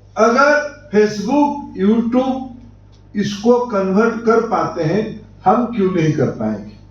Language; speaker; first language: Hindi; non-native, local second language; Odia